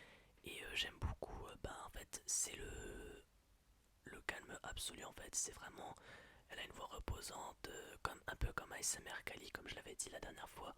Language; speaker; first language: French; native; French